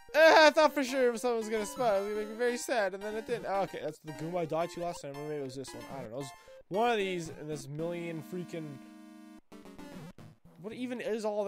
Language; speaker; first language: English; native; English